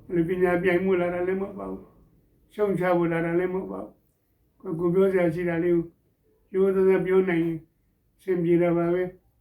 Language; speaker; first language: Burmese; native; Burmese